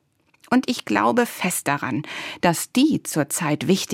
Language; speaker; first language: German; native; German